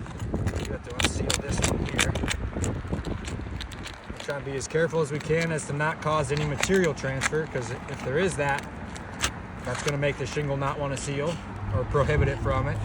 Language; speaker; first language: English; native; English